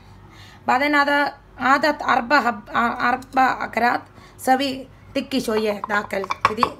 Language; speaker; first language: Arabic; non-native, learner; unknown